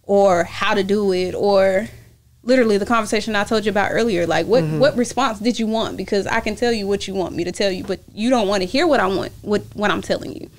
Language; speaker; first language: English; native; English